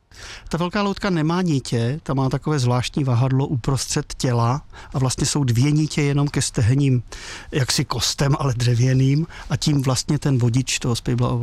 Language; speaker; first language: Czech; native; Czech